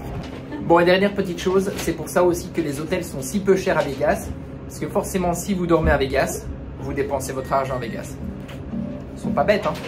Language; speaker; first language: French; native; French